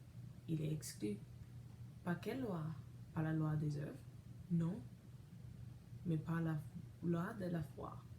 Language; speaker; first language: French; non-native, learner; English